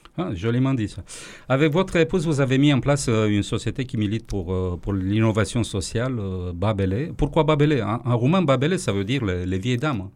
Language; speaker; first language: French; non-native, fluent; Romanian